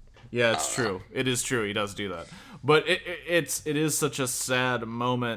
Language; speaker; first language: English; native; English